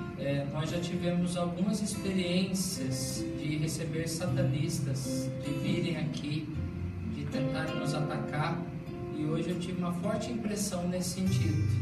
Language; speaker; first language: Portuguese; native; Portuguese